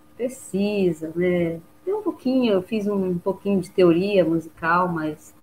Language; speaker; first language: Portuguese; native; Portuguese